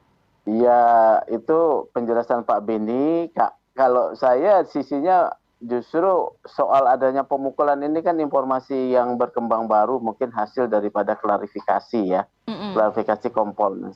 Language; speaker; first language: Indonesian; native; Indonesian